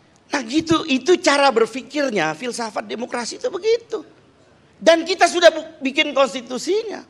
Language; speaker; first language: Indonesian; native; Indonesian